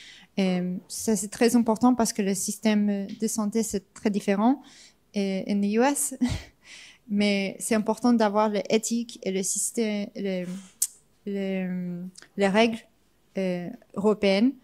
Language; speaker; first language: French; non-native, fluent; English